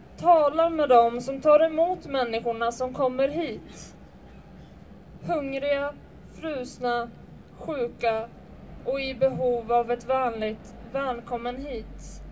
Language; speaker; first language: Swedish; early bilingual, other home language; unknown